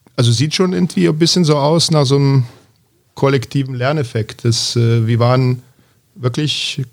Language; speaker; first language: German; early bilingual, other home language; Bosnian